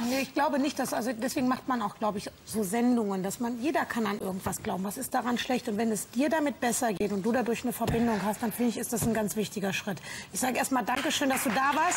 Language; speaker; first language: German; native; German